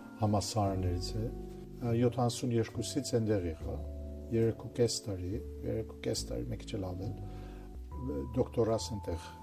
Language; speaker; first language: Armenian; native; Armenian